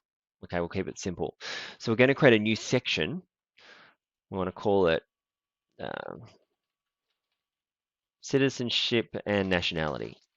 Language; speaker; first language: English; native; English